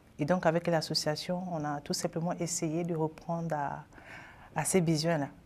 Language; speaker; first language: French; non-native, local second language; Sango